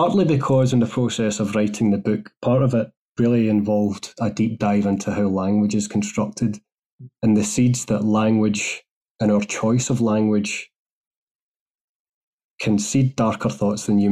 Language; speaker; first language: English; native; English